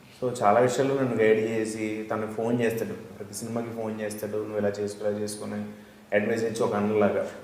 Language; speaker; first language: Telugu; native; Telugu